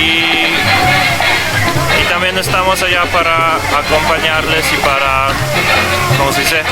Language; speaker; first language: Spanish; non-native, fluent; Polish